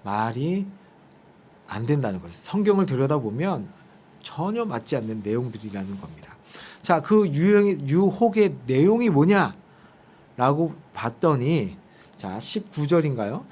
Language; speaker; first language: Korean; native; Korean